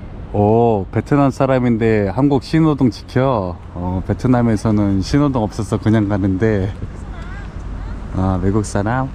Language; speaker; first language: Korean; native; Korean